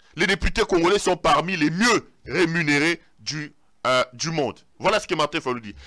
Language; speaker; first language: French; non-native, local second language; Lingala